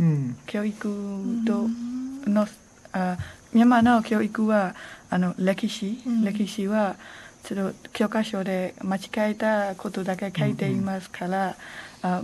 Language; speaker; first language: Japanese; non-native, learner; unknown